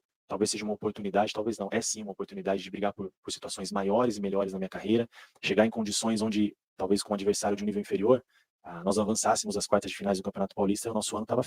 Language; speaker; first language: Portuguese; native; Portuguese